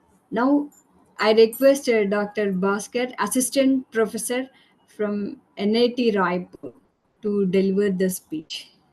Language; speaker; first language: English; non-native, local second language; Telugu